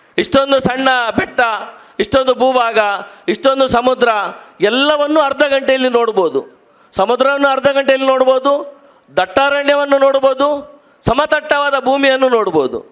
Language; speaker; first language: Kannada; non-native, local second language; Tulu